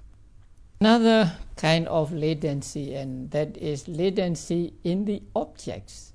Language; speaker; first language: English; non-native, fluent; Burmese